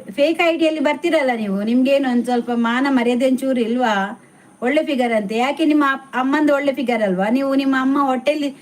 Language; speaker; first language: Kannada; non-native, local second language; Tulu